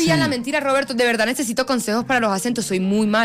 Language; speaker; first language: Spanish; native; Spanish